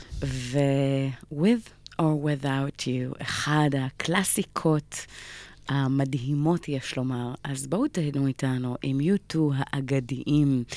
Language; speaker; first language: Hebrew; native; Hebrew